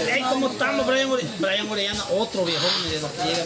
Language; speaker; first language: Spanish; native; Spanish